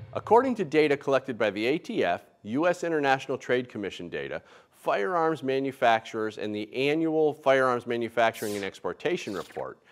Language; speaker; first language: English; native; English